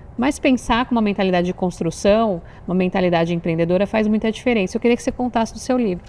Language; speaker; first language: Portuguese; native; Portuguese